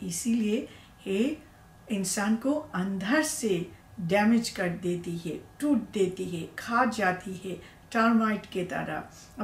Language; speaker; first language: Hindi; non-native, learner; Bangla